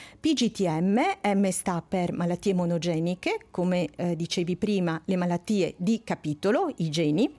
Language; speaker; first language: Italian; native; Italian